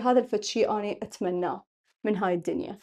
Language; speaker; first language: Arabic; native; Arabic